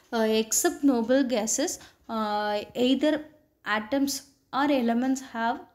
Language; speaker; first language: English; non-native, local second language; Tamil